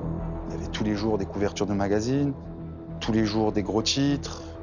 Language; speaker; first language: French; native; French